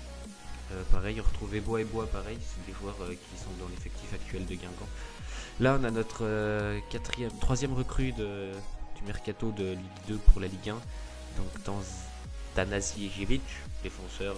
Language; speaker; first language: French; native; French